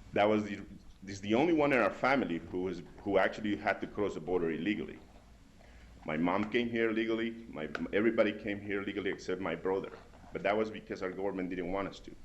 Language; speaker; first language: English; non-native, fluent; Spanish